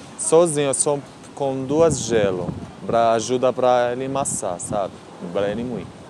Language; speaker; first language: Portuguese; non-native, learner; Arabic